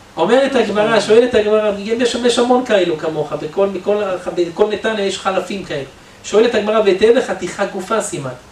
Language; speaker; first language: Hebrew; native; Hebrew